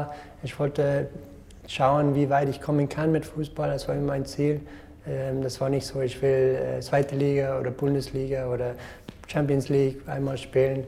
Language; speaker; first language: German; non-native, fluent; English